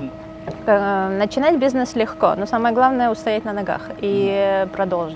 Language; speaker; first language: Russian; native; Russian